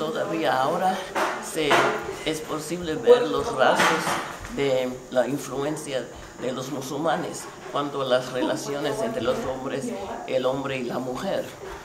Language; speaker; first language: Spanish; non-native, fluent; English